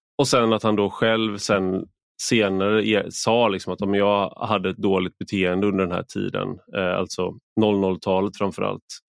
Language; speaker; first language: Swedish; native; Swedish